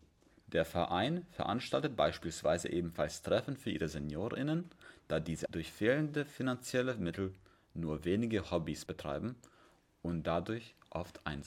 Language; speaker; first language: German; native; German